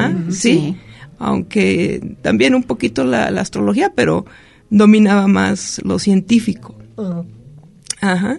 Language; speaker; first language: Spanish; native; Spanish